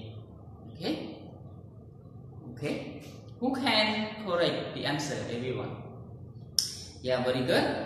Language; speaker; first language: English; non-native, learner; Khmer